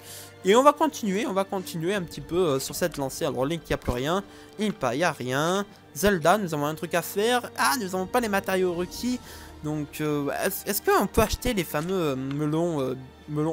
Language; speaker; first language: French; native; French